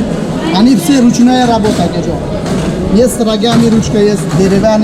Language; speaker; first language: Russian; non-native, local second language; Uzbek